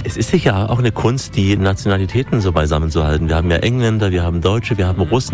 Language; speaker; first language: German; native; German